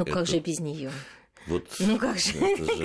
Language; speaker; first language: Russian; native; Russian